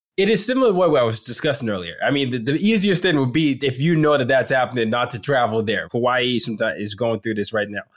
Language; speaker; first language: English; non-native, local second language; Yoruba